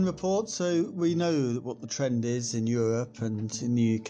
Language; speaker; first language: English; native; English